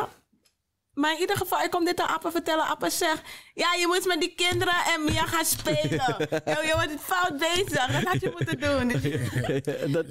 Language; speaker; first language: Dutch; native; Dutch